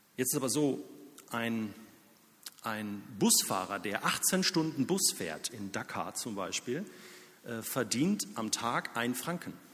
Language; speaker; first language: German; native; German